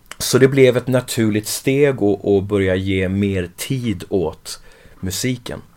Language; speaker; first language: Swedish; early bilingual, other home language; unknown